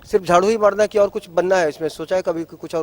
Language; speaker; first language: Hindi; native; Hindi